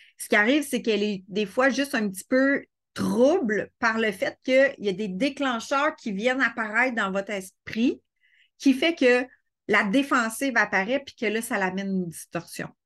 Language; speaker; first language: French; native; French